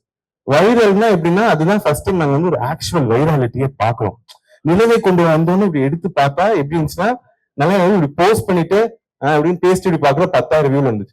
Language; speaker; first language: Tamil; native; Tamil